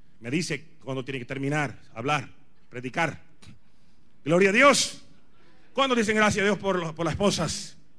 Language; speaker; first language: Spanish; non-native, fluent; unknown